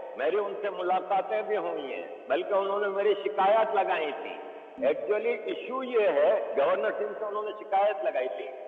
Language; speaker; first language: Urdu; non-native, local second language; Memoni